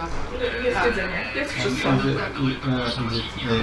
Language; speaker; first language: Polish; non-native, learner; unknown